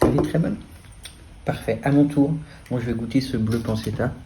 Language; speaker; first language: French; native; French